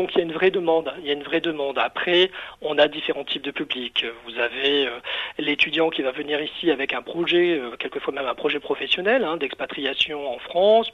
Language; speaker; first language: French; native; French